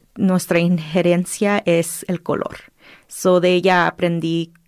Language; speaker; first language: Spanish; early bilingual, heritage; Spanish